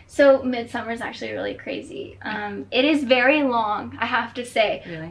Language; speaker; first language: English; native; English